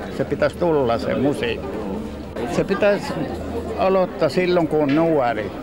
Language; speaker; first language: Finnish; non-native, local second language; Swedish